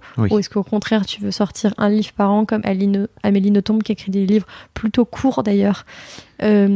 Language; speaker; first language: French; native; French